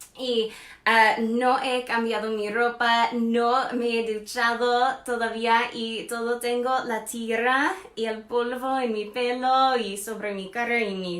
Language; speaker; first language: Spanish; non-native, fluent; English